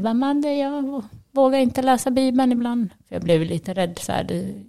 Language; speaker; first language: Swedish; early bilingual, other home language; Portuguese